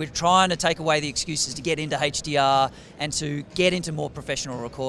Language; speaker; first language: English; native; English